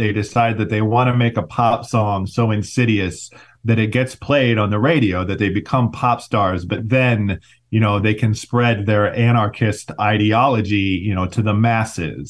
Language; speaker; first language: English; native; English